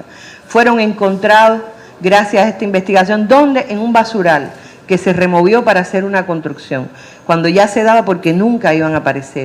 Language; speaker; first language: Spanish; native; Spanish